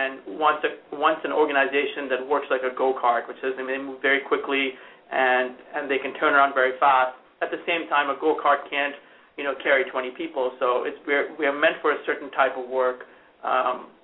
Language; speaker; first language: English; non-native, local second language; Hindi